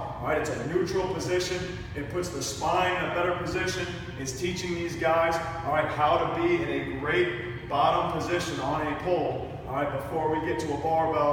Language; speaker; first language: English; native; English